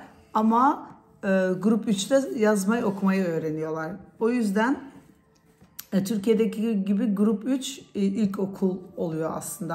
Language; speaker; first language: Turkish; early bilingual, heritage; Turkish